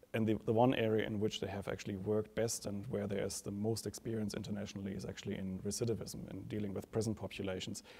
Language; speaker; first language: English; non-native, fluent; German